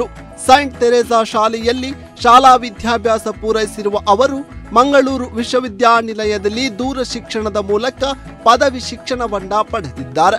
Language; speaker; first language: Kannada; native; Kannada